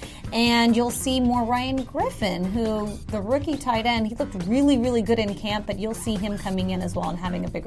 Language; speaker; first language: English; native; English